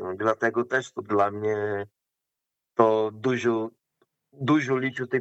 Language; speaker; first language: Polish; non-native, learner; Portuguese